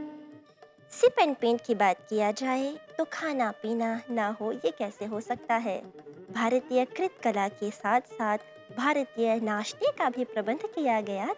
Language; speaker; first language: Hindi; non-native, local second language; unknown